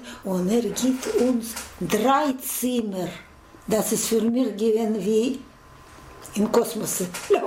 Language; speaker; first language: German; non-native, learner; Russian